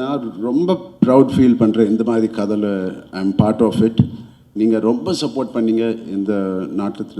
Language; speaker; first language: Tamil; non-native, learner; Telugu